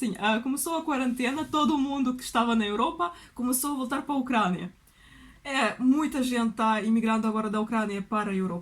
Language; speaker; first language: Portuguese; non-native, fluent; Russian